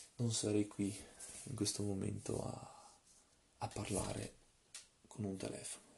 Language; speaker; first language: Italian; early bilingual, other home language; Russian